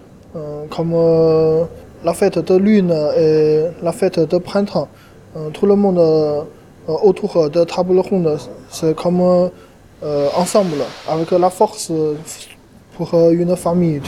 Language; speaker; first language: French; non-native, fluent; Chinese